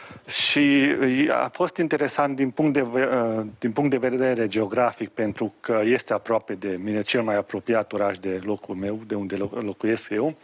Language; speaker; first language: Romanian; non-native, local second language; Hungarian